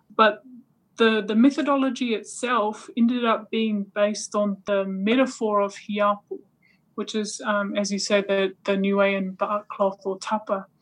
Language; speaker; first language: English; native; English